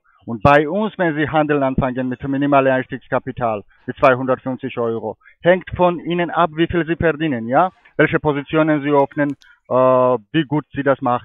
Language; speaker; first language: German; non-native, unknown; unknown